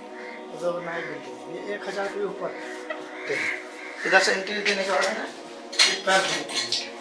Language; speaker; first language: Hindi; non-native, local second language; Malayalam